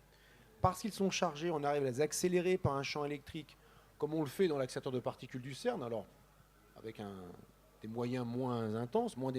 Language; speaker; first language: French; native; French